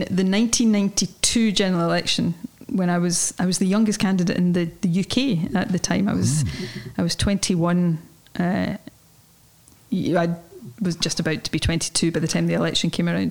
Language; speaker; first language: English; native; English